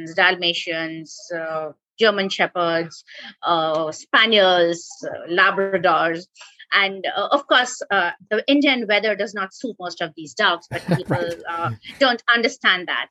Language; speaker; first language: English; non-native, local second language; Bangla